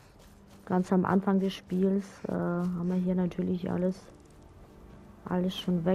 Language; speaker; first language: German; native; German